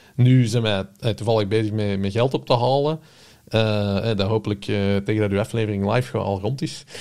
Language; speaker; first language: Dutch; native; Dutch